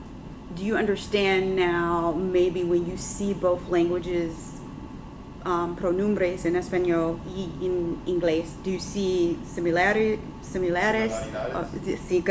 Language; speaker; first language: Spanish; non-native, learner; English